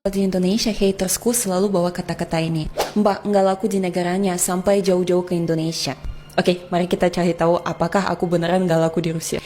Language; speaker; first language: Indonesian; non-native, fluent; Russian